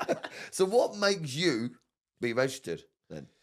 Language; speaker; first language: English; native; English